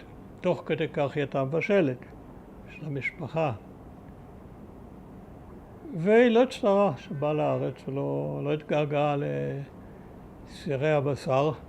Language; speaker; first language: Hebrew; early bilingual, other home language; German